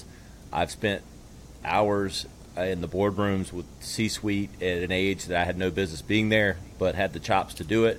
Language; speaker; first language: English; native; English